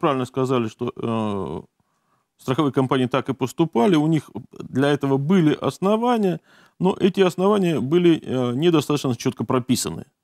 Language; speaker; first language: Russian; native; Russian